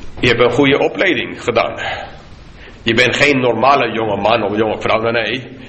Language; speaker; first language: Dutch; non-native, fluent; English